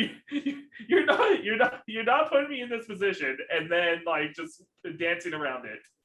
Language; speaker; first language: English; native; English